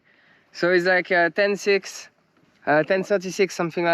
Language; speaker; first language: English; non-native, learner; French